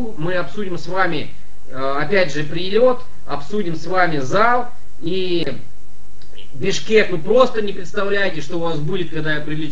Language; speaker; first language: Russian; native; Russian